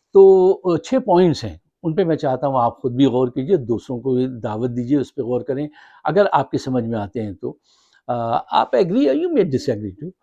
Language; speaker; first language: Urdu; native; Urdu